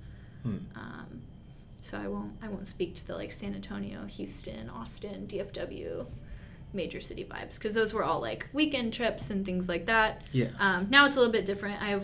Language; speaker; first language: English; native; English